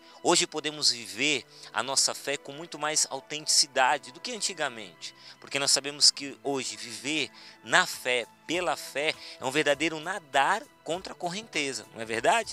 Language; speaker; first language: Portuguese; native; Portuguese